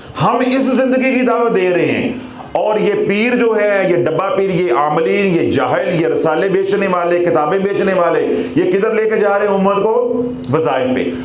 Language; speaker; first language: Urdu; non-native, local second language; Punjabi